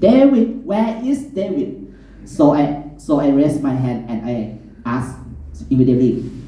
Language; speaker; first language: English; non-native, learner; Thai